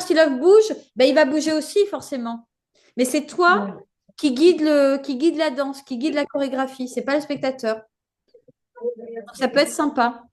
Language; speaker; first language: French; native; French